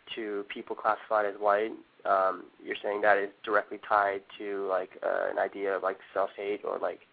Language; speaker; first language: English; early bilingual, other home language; Korean